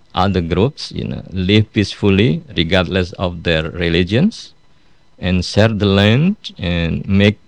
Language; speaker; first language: English; non-native, fluent; Indonesian